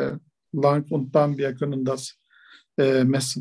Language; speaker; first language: German; non-native, learner; Turkish